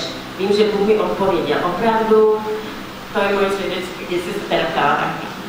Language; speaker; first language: Czech; non-native, fluent; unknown